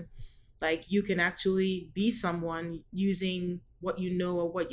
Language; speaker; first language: English; non-native, local second language; Igbo